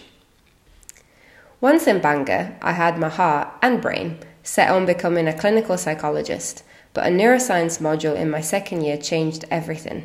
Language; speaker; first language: English; non-native, fluent; Italian